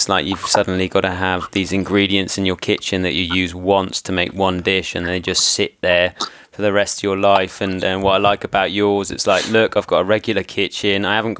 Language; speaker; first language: English; native; English